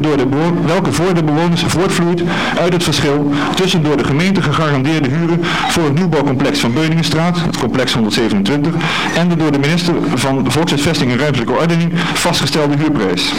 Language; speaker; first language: Dutch; native; Dutch